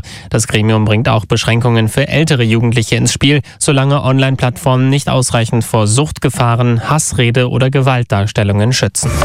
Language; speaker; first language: German; native; German